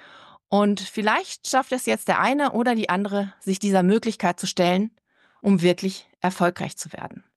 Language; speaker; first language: German; native; German